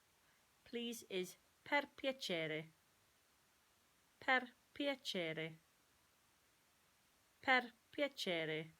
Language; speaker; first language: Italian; non-native, learner; English